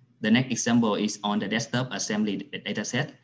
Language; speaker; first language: English; non-native, fluent; Vietnamese